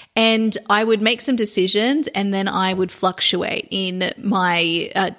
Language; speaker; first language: English; native; English